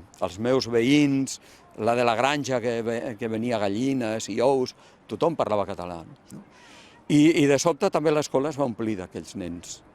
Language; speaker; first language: Catalan; non-native, local second language; Spanish